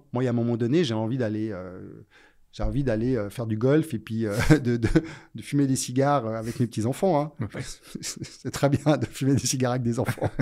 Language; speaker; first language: French; native; French